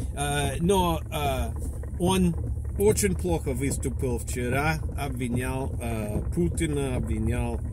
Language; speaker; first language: Russian; non-native, fluent; English